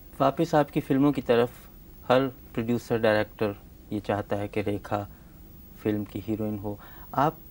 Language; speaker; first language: Hindi; native; Hindi